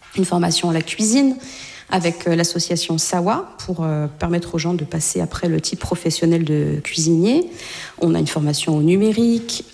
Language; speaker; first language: French; native; French